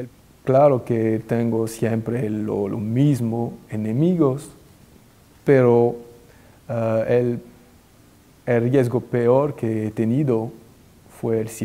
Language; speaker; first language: Spanish; non-native, fluent; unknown